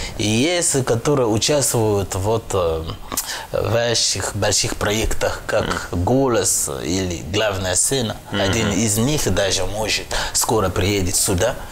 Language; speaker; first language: Russian; non-native, fluent; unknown